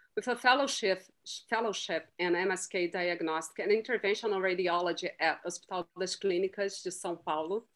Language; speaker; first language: English; non-native, fluent; Portuguese